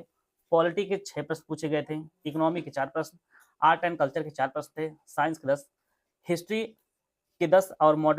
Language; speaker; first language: Hindi; native; Hindi